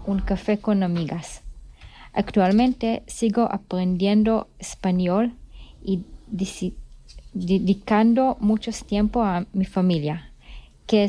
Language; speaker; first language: Spanish; non-native, learner; Hebrew